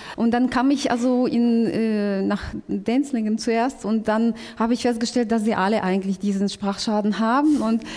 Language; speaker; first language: German; non-native, fluent; Russian